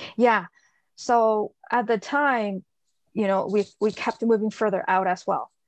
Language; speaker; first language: English; early bilingual, other home language; Chinese